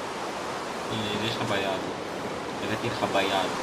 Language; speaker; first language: Hebrew; native; Hebrew